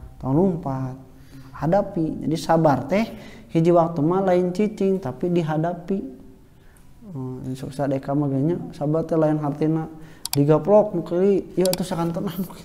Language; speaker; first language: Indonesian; non-native, local second language; Sundanese